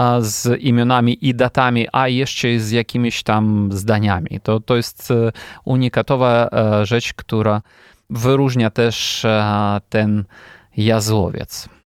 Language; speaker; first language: Polish; non-native, fluent; Ukrainian